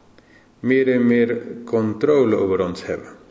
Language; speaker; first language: Dutch; non-native, fluent; English